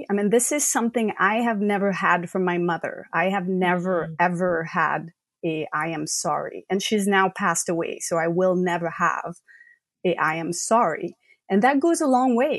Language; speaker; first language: English; non-native, fluent; French